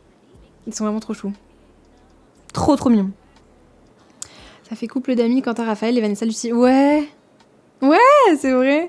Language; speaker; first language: French; native; French